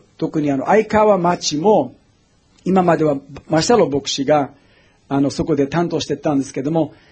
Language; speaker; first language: Japanese; non-native, fluent; English